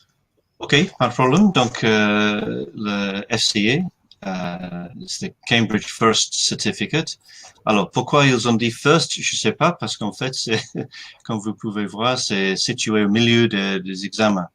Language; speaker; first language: French; non-native, fluent; English